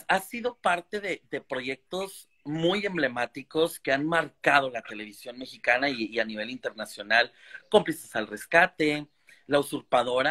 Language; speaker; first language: Spanish; native; Spanish